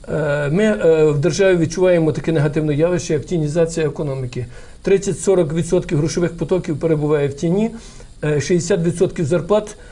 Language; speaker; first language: Ukrainian; native; Ukrainian